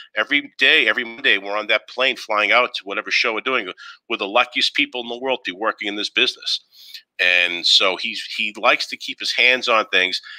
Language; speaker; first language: English; native; English